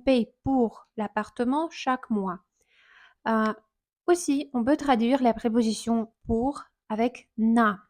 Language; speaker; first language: French; non-native, fluent; Russian